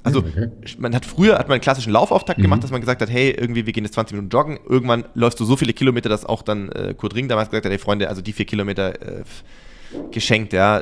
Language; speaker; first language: German; native; German